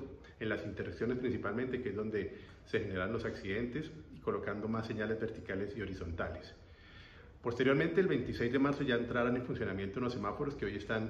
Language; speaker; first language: Spanish; native; Spanish